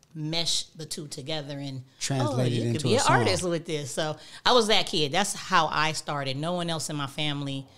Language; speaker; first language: English; native; English